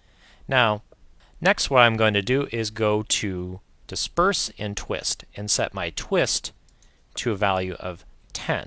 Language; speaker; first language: English; native; English